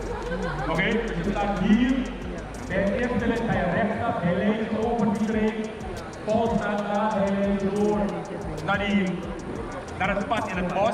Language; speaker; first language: Dutch; native; Dutch